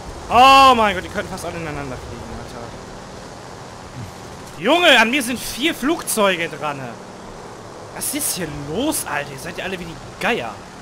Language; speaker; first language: German; native; German